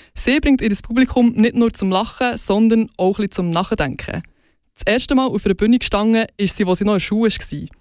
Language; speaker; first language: German; native; German